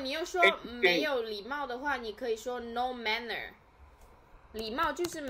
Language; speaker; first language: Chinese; non-native, learner; Indonesian